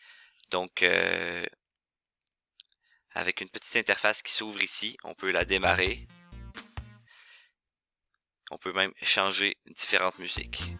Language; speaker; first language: French; native; French